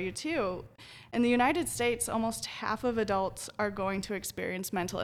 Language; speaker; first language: English; native; English